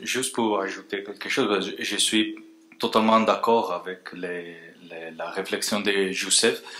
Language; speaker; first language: French; non-native, fluent; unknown